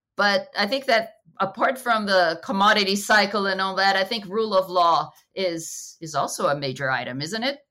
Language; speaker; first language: English; non-native, fluent; Portuguese